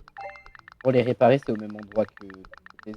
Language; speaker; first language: French; native; French